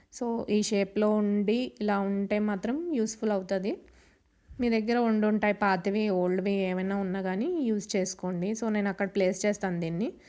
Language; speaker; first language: Telugu; non-native, local second language; Urdu